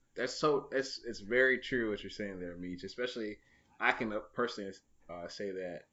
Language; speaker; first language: English; native; English